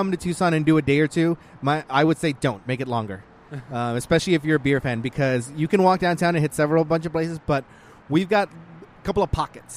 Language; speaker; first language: English; early bilingual, other home language; Spanish